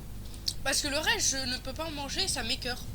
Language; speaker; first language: French; native; French